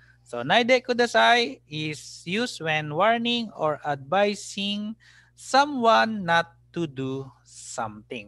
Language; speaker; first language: English; non-native, local second language; Filipino